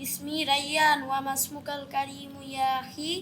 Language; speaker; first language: Arabic; non-native, learner; Bangla